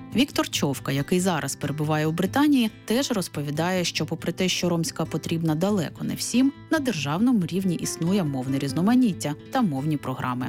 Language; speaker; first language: Ukrainian; native; Ukrainian